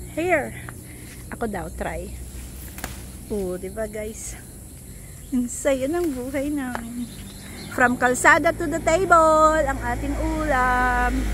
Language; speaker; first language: Filipino; non-native, local second language; Hiligaynon